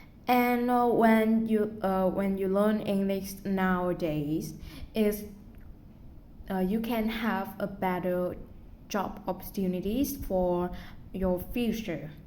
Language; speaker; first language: English; non-native, learner; Vietnamese